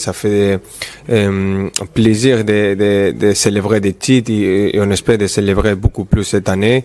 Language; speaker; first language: French; non-native, fluent; Spanish